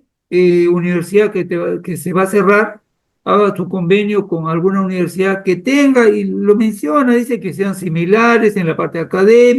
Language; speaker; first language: Spanish; native; Spanish